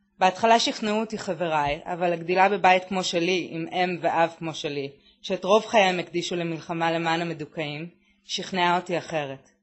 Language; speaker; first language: Hebrew; native; Hebrew